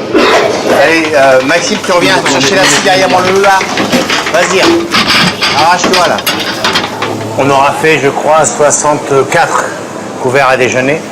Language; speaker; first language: French; native; French